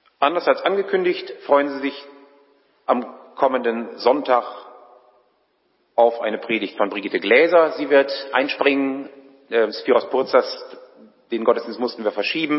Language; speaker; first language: German; native; German